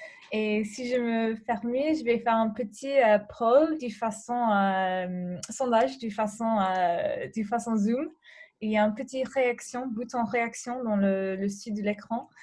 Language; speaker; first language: French; non-native, learner; English